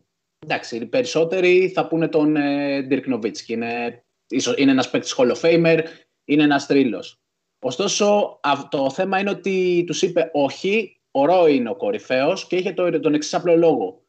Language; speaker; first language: Greek; native; Greek